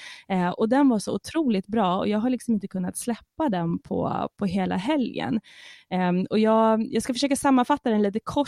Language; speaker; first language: Swedish; native; Swedish